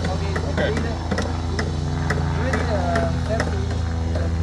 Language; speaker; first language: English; non-native, learner; Chinese